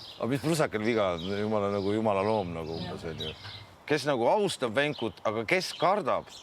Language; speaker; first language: Estonian; non-native, local second language; Russian